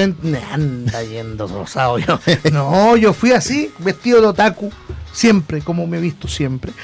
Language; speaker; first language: Spanish; native; Spanish